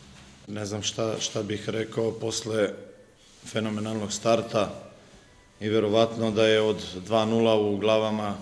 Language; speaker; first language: Serbian; native; Serbian